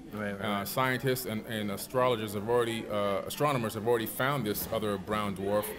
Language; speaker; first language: English; native; English